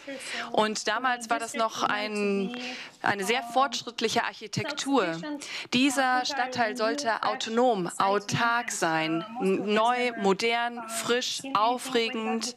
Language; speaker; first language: German; non-native, fluent; Russian